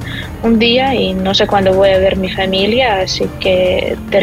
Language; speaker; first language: Spanish; non-native, fluent; Ukrainian